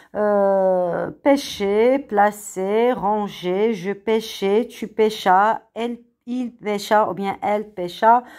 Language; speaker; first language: French; non-native, local second language; Arabic